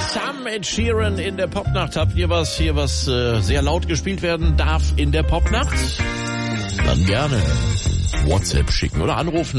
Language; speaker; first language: German; native; German